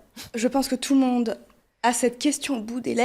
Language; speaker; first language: French; early bilingual, other home language; Portuguese